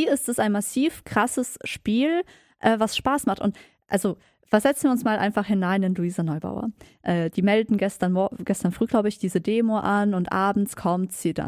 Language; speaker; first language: German; native; German